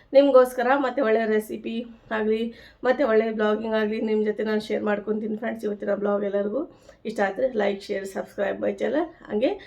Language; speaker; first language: Kannada; native; Kannada